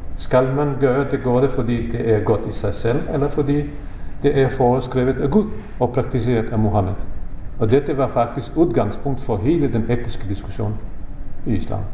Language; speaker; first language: Danish; non-native, fluent; Bosnian